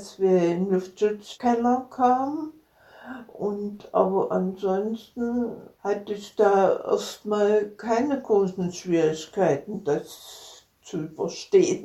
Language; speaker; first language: German; native; German